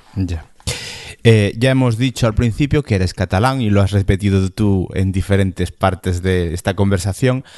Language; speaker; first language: Spanish; native; Spanish